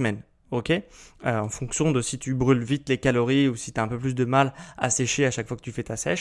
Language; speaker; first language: French; native; French